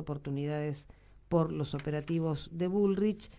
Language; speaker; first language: Spanish; native; Spanish